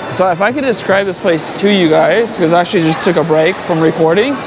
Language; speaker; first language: English; native; English